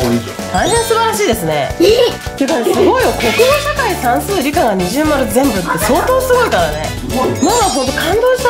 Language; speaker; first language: Japanese; native; Japanese